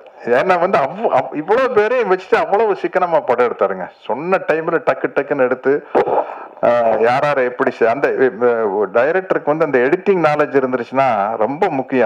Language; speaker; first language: Tamil; native; Tamil